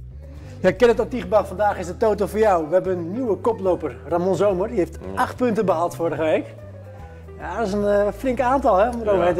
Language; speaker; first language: Dutch; native; Dutch